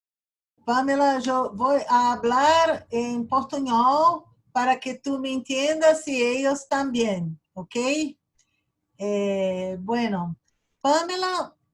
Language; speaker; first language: Spanish; non-native, learner; Portuguese